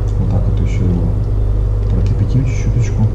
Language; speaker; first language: Russian; native; Russian